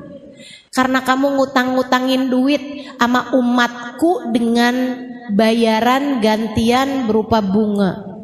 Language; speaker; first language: Indonesian; native; Indonesian